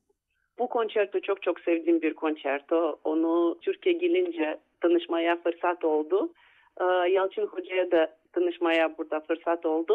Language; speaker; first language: Turkish; non-native, fluent; Russian